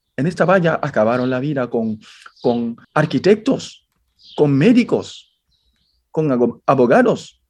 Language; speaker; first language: Spanish; non-native, fluent; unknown